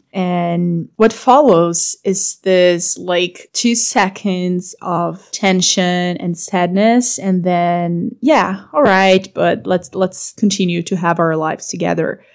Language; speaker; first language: English; non-native, fluent; Portuguese